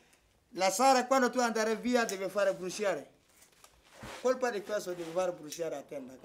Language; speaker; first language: Italian; non-native, learner; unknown